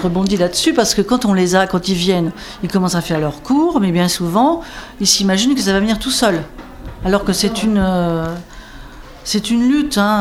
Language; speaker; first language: French; native; French